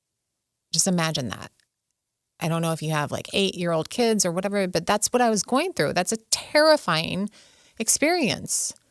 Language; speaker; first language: English; native; English